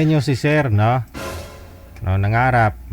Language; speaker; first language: Filipino; native; Filipino